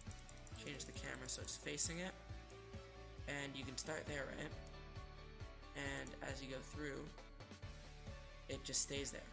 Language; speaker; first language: English; native; English